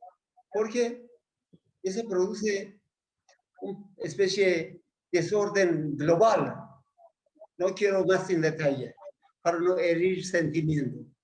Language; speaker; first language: Spanish; non-native, fluent; Persian